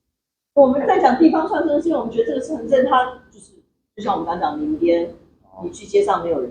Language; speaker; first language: Chinese; native; Chinese